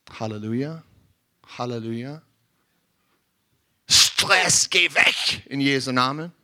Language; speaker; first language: German; non-native, learner; English